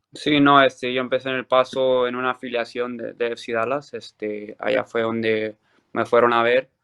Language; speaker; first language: Spanish; early bilingual, other home language; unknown